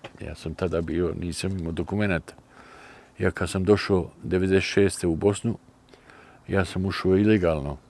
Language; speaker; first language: Bosnian; early bilingual, heritage; Bosnian